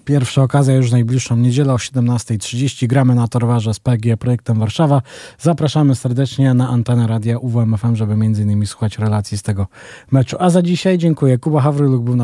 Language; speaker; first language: Polish; native; Polish